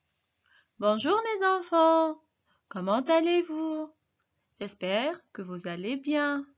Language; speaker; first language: French; non-native, local second language; Arabic